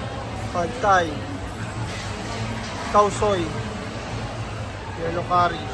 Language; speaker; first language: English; non-native, local second language; Filipino